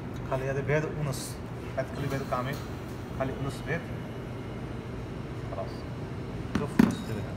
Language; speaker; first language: Arabic; non-native, learner; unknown